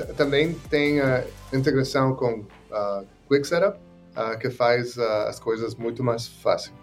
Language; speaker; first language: Portuguese; non-native, learner; English